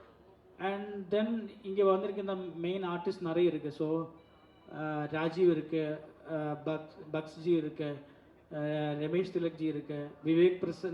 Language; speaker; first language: Tamil; non-native, learner; Malayalam